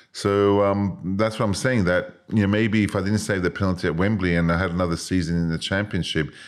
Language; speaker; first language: English; native; English